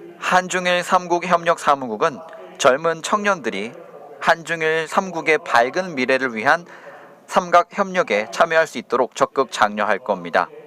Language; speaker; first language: Korean; native; Korean